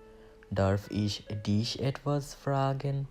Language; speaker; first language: German; non-native, learner; Bangla